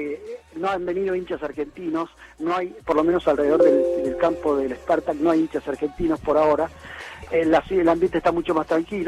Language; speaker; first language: Spanish; native; Spanish